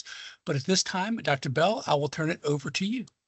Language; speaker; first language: English; native; English